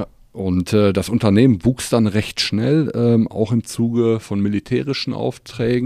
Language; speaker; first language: German; native; German